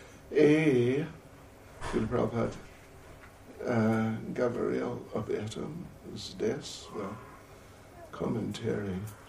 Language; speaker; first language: Russian; non-native, learner; English